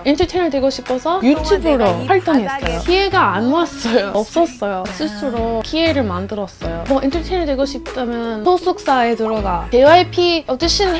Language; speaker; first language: Korean; non-native, learner; English